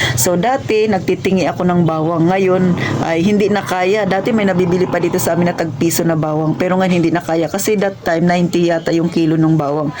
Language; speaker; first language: Filipino; non-native, local second language; Cebuano